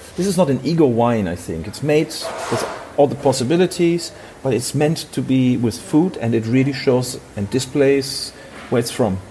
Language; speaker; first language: English; non-native, fluent; German